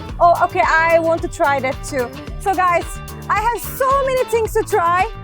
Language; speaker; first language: English; non-native, fluent; Turkish